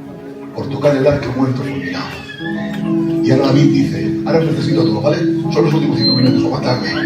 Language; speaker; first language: Spanish; native; Spanish